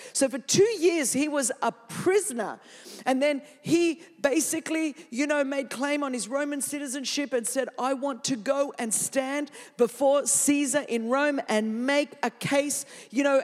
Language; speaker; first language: English; non-native, fluent; Greek